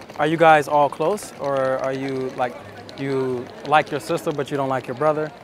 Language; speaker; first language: English; native; English